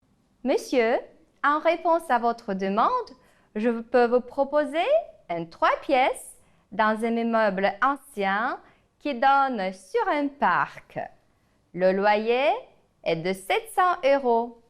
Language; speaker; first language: French; non-native, fluent; Ukrainian